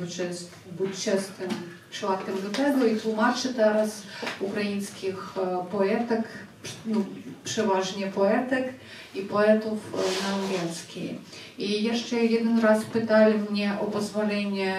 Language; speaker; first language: Polish; non-native, fluent; Ukrainian